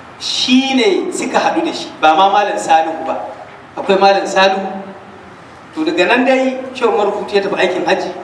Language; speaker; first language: Hausa; native; Hausa